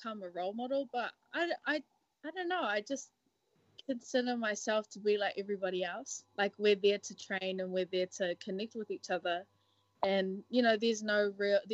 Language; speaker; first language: English; native; English